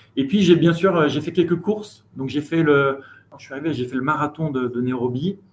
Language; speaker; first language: French; native; French